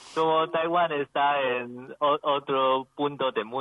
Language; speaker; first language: Spanish; non-native, learner; Chinese